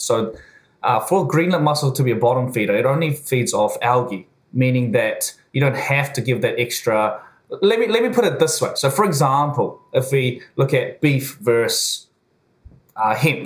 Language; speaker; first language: English; native; English